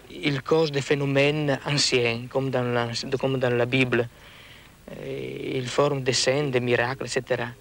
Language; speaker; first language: French; non-native, learner; Italian